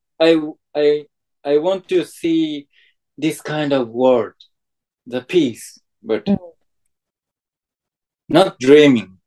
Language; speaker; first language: English; non-native, fluent; Japanese